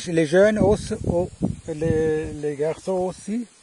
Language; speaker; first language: French; non-native, fluent; German